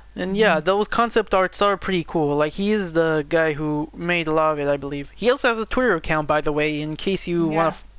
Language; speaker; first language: English; native; English